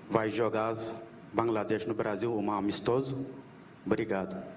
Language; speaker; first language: Portuguese; non-native, learner; Bangla